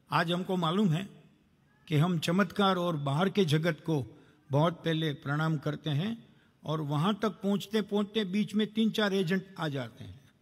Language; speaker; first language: Hindi; non-native, local second language; Gujarati